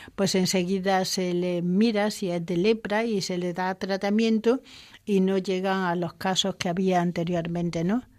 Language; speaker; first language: Spanish; native; Spanish